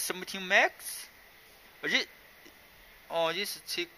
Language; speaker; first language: English; non-native, learner; Chinese